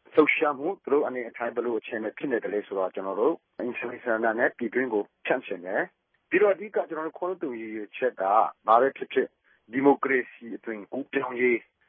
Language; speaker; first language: Burmese; non-native, local second language; Hakha Chin